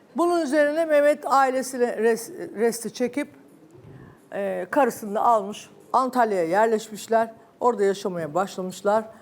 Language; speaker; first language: Turkish; native; Turkish